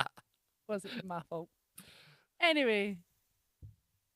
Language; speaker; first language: English; native; English